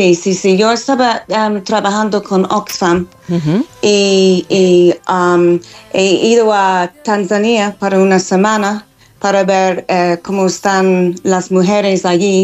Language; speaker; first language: Spanish; non-native, learner; English